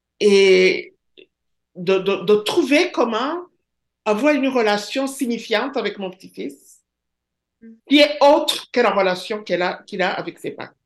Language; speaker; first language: French; non-native, local second language; Kinyarwanda